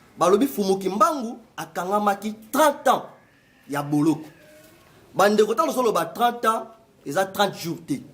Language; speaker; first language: Lingala; native; Lingala